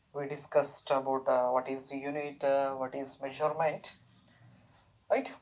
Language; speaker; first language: English; non-native, local second language; Kannada